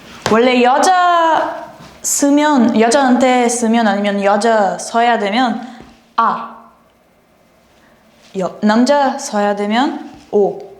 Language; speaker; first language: Korean; non-native, learner; Portuguese